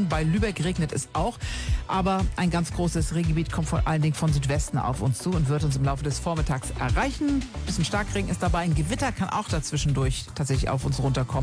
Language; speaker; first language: German; native; German